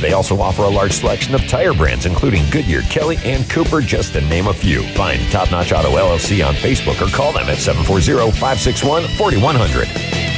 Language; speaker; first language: English; native; English